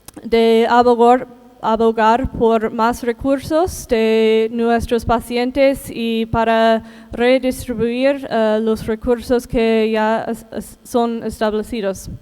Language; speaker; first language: Spanish; non-native, fluent; English